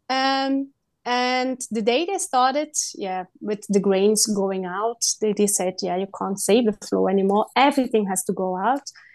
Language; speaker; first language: English; non-native, learner; Dutch